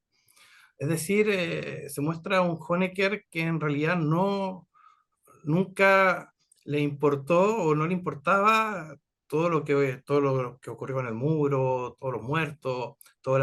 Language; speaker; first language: Spanish; native; Spanish